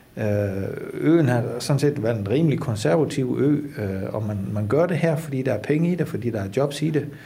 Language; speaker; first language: Danish; non-native, fluent; Dutch